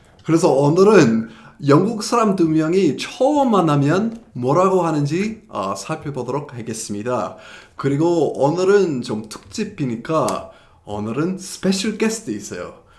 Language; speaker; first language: Korean; non-native, fluent; English